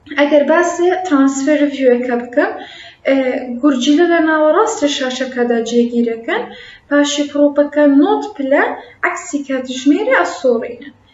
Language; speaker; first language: Central Kurdish; non-native, local second language; Kurdish